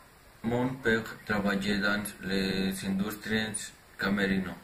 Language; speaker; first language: French; non-native, learner; Spanish